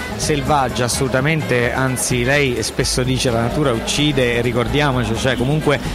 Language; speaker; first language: Italian; native; Italian